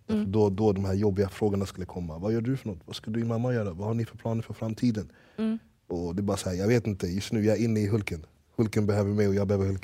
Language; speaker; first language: Swedish; early bilingual, other home language; English